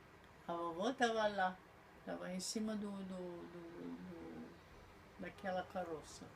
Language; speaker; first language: Portuguese; non-native, fluent; Polish